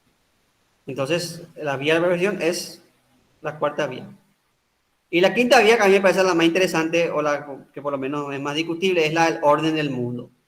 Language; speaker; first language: Spanish; native; Spanish